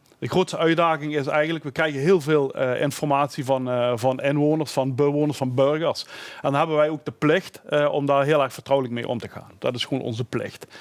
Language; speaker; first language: Dutch; native; Dutch